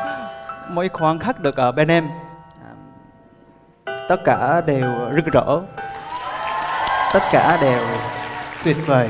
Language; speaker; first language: Vietnamese; non-native, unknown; Korean